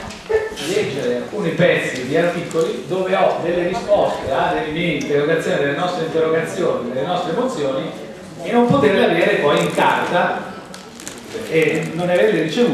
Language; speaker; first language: Italian; native; Italian